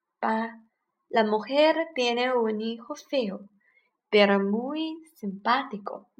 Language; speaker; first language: Spanish; non-native, learner; Chinese